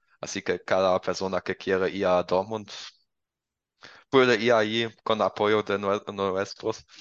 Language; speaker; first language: Spanish; non-native, learner; German